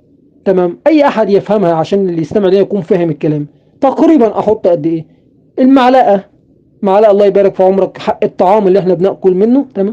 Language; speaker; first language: Arabic; native; Arabic